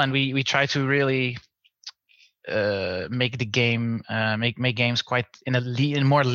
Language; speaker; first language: English; non-native, fluent; Dutch